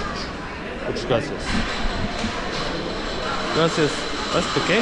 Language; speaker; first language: Spanish; non-native, learner; English